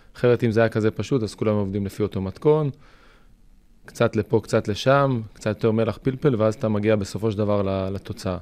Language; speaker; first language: Hebrew; native; Hebrew